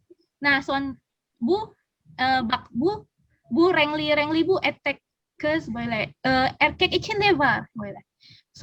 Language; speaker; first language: Turkish; non-native, learner; Indonesian